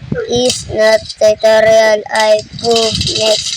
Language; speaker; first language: English; non-native, learner; Filipino